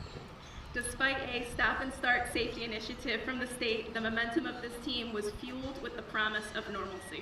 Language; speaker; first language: English; native; English